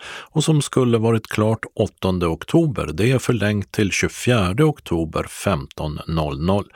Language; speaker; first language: Swedish; native; Swedish